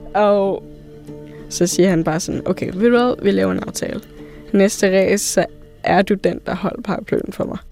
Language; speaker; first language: Danish; early bilingual, other home language; Thai